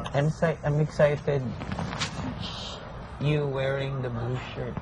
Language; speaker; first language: English; non-native, learner; Filipino